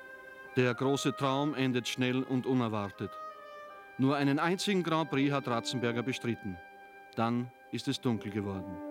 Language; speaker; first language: German; native; German